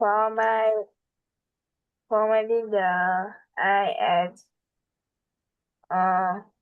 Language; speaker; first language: English; non-native, learner; Vietnamese